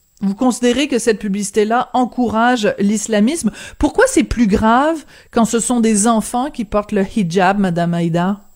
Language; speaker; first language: French; native; French